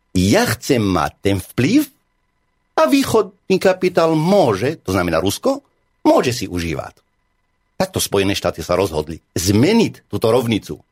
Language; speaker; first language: Slovak; non-native, fluent; Arabic